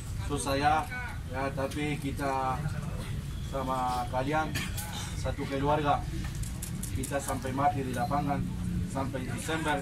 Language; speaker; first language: Indonesian; non-native, learner; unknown